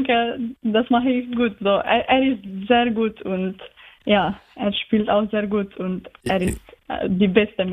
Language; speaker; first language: German; non-native, learner; Slovenian